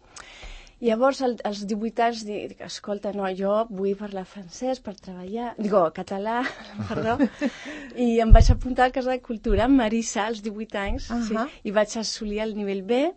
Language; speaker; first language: Catalan; non-native, local second language; French